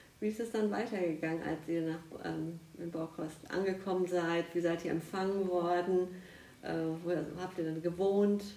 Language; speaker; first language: German; native; German